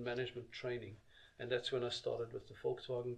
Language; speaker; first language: English; native; English